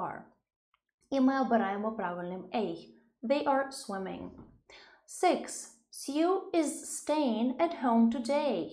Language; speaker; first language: English; non-native, fluent; Ukrainian